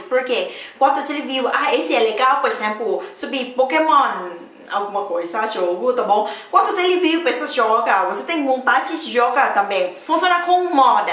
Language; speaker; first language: Portuguese; non-native, learner; Thai